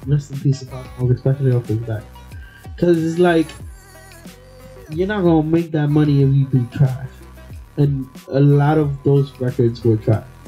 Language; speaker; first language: English; early bilingual, other home language; Spanish